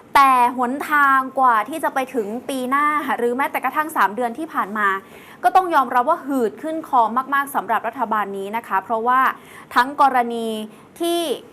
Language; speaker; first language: Thai; native; Thai